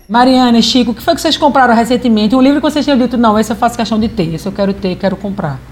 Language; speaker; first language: Portuguese; native; Portuguese